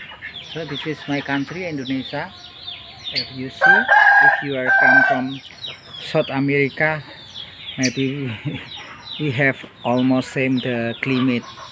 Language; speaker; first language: English; non-native, learner; Indonesian